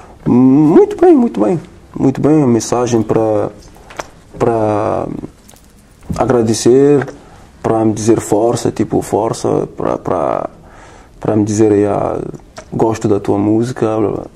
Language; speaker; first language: Portuguese; non-native, learner; French